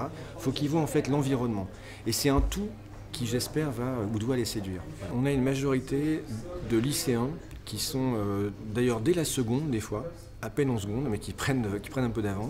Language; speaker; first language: French; native; French